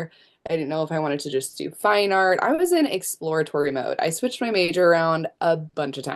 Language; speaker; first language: English; native; English